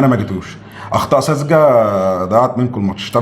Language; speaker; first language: Arabic; native; Arabic